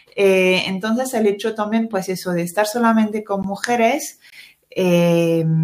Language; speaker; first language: Spanish; non-native, fluent; French